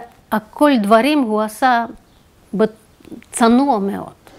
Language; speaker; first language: Hebrew; non-native, fluent; Russian